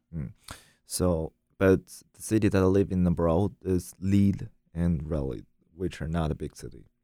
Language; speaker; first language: English; non-native, learner; Chinese